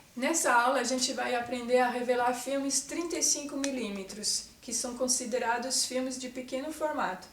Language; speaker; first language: Portuguese; non-native, fluent; French